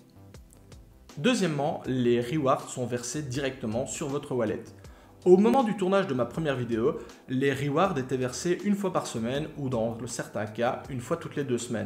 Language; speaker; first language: French; native; French